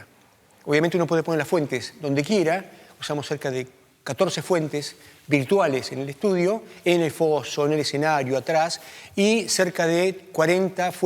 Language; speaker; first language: Spanish; native; Spanish